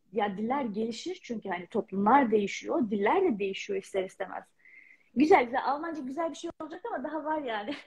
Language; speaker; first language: Turkish; native; Turkish